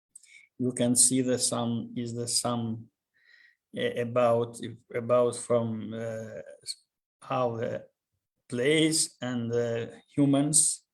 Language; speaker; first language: English; non-native, learner; Albanian